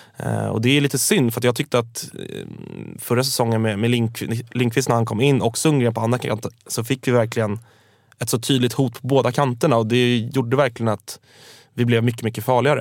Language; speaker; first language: Swedish; native; Swedish